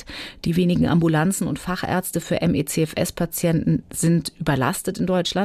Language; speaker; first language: German; native; German